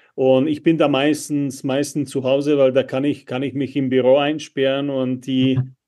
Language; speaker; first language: German; non-native, fluent; Czech